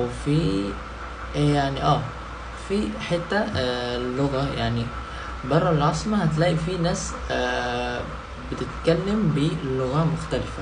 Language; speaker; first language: Arabic; non-native, fluent; Indonesian